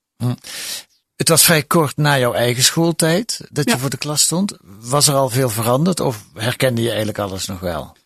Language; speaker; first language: Dutch; native; Dutch